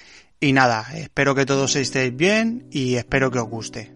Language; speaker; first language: Spanish; native; Spanish